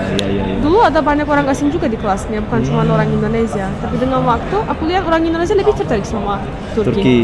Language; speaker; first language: Indonesian; non-native, fluent; Turkish